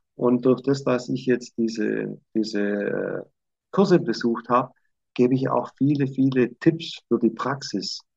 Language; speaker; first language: German; native; German